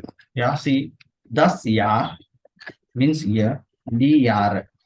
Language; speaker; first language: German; non-native, fluent; Tamil